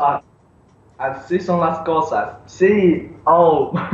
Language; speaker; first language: Spanish; non-native, learner; English